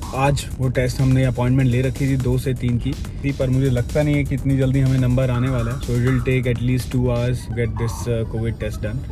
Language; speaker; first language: Hindi; native; Hindi